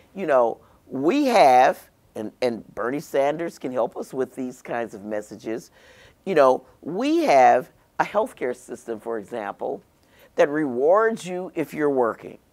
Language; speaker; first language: English; native; English